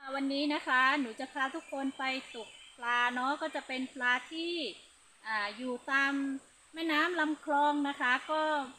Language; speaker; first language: Thai; non-native, local second language; Hmong